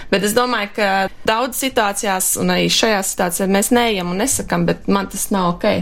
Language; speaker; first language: Latvian; early bilingual, heritage; Latvian